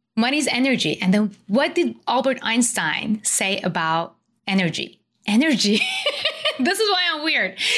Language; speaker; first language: English; non-native, fluent; Persian